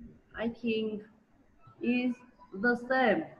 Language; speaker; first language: English; non-native, learner; Vietnamese